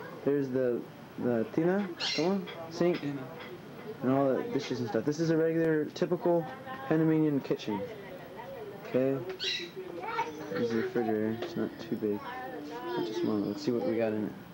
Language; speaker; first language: English; native; English